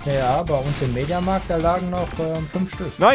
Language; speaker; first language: German; native; German